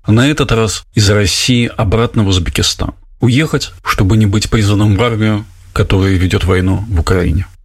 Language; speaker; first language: Russian; native; Russian